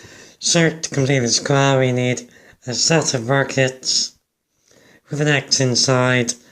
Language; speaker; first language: English; native; English